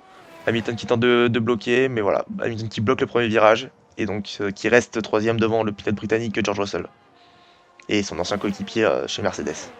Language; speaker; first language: French; native; French